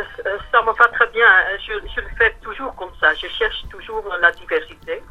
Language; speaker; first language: French; non-native, fluent; Dutch